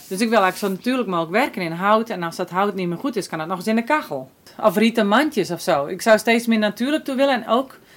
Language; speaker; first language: Dutch; native; Dutch